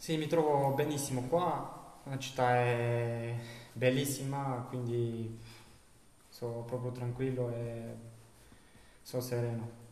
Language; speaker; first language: Italian; non-native, learner; Bulgarian